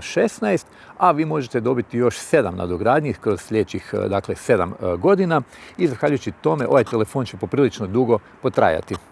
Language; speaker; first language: Croatian; native; Croatian